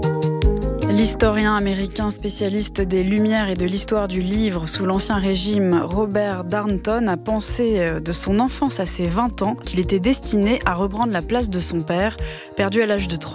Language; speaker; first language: French; native; French